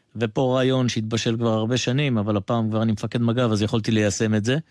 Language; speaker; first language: Hebrew; native; Hebrew